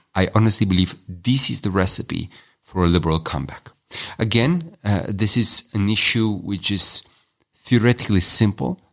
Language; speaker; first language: English; non-native, fluent; Romanian